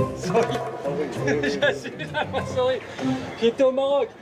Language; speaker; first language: French; native; French